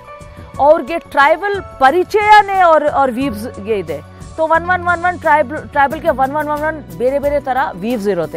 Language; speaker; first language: Kannada; non-native, local second language; Hindi